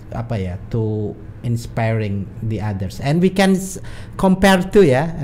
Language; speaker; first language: English; non-native, learner; Indonesian